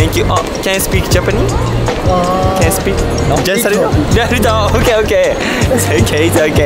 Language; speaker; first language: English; non-native, learner; Japanese